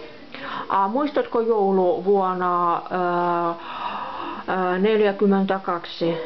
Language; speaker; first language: Finnish; non-native, local second language; Russian